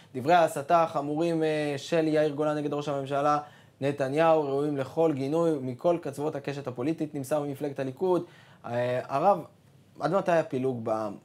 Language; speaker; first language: Hebrew; native; Hebrew